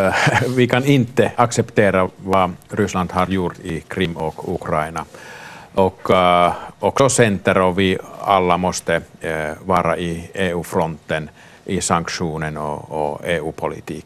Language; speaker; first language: Swedish; non-native, local second language; Finnish